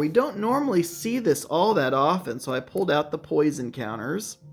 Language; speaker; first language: English; native; English